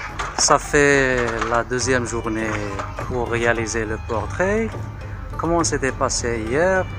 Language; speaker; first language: French; non-native, local second language; Arabic